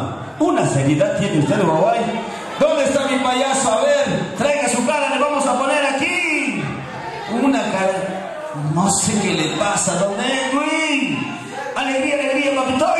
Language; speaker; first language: Spanish; native; Spanish